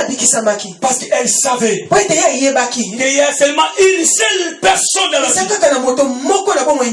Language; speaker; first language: French; non-native, local second language; Lingala